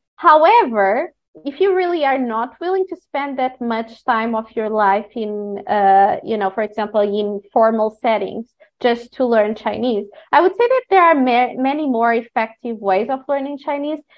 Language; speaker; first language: English; non-native, fluent; Portuguese